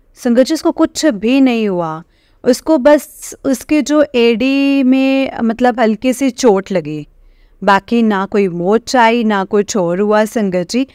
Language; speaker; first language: Hindi; native; Hindi